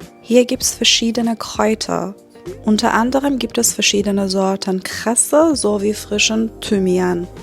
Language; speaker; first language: German; non-native, fluent; Persian